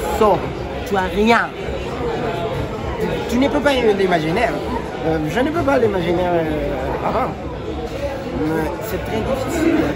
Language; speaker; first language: French; non-native, learner; Spanish